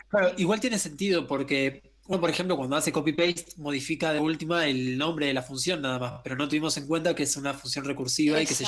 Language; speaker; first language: Spanish; native; Spanish